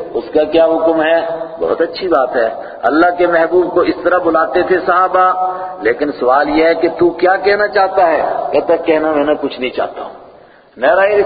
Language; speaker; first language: Urdu; non-native, local second language; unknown